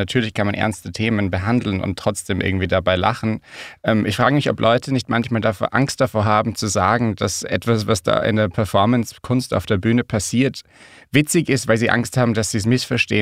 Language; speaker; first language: German; native; German